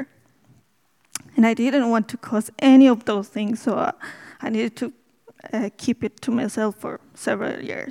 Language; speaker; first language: English; non-native, fluent; Spanish